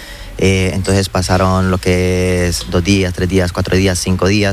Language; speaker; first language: Spanish; native; Spanish